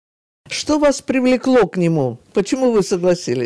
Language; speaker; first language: Russian; native; Russian